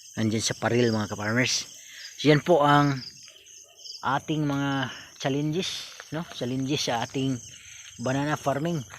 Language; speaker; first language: Filipino; non-native, local second language; Cebuano